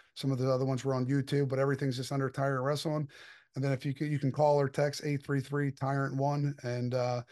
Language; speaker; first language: English; native; English